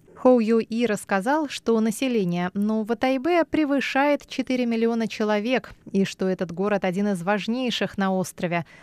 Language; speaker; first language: Russian; non-native, fluent; Chinese